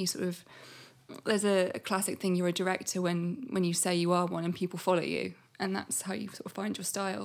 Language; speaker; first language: English; native; English